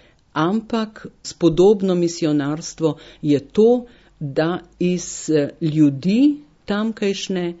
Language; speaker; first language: Slovenian; native; Slovenian